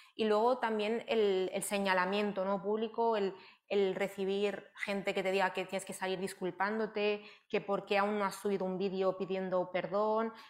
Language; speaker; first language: Spanish; native; Spanish